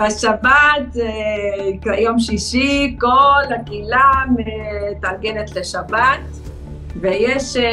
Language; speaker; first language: Hebrew; non-native, fluent; Arabic